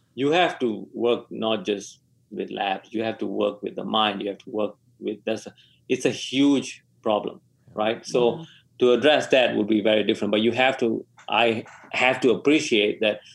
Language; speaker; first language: English; non-native, local second language; Tamil